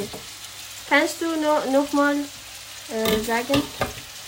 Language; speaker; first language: German; non-native, learner; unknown